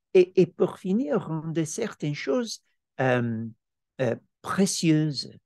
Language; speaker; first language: French; non-native, fluent; English